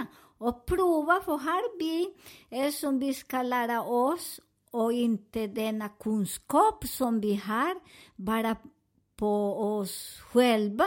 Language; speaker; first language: Swedish; non-native, learner; Spanish